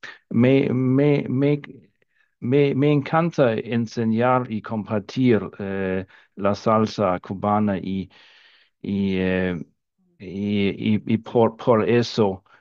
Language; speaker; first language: Spanish; non-native, fluent; Danish